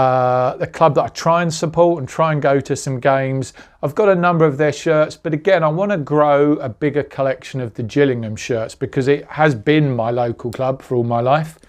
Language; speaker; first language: English; native; English